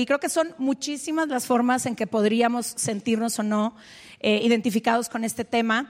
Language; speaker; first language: Spanish; native; Spanish